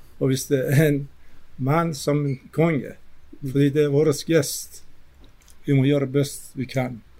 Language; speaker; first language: Norwegian; non-native, fluent; Persian